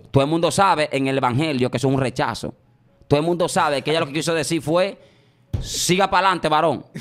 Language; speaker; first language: Spanish; native; Spanish